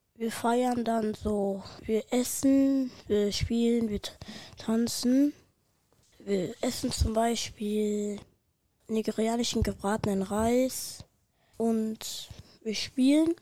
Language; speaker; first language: German; early bilingual, other home language; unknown